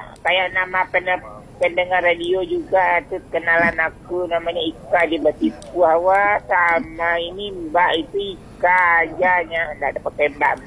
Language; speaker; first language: Indonesian; non-native, local second language; Minangkabau